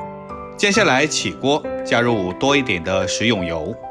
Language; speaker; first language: Chinese; native; Chinese